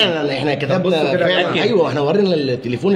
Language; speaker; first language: Arabic; native; Arabic